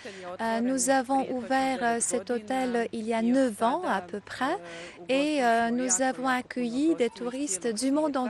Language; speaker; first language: French; non-native, fluent; Croatian